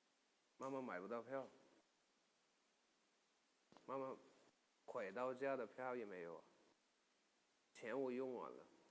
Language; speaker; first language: Chinese; non-native, fluent; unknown